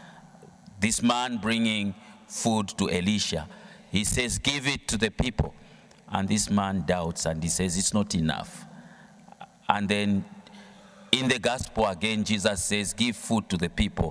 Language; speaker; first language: English; non-native, local second language; Bemba